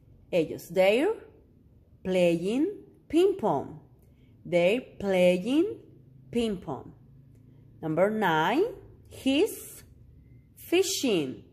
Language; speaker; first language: English; non-native, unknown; Spanish